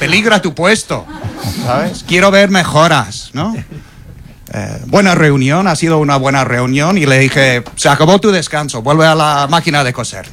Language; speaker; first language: Spanish; non-native, fluent; English